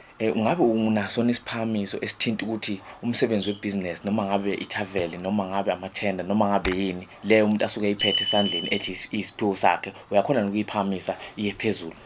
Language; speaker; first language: Zulu; native; Zulu